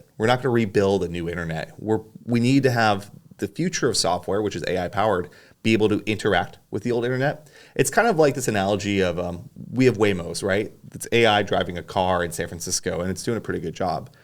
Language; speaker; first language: English; native; English